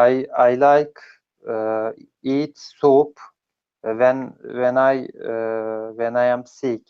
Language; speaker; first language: English; non-native, learner; Turkish